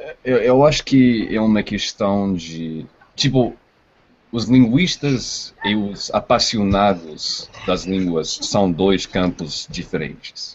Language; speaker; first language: Portuguese; non-native, fluent; English